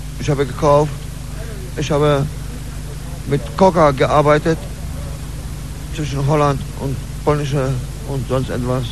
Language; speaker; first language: German; non-native, learner; Polish